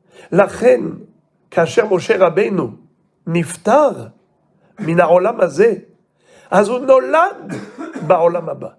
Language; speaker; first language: Hebrew; non-native, fluent; French